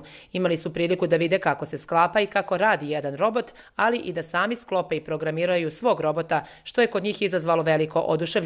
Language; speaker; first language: Bosnian; native; Bosnian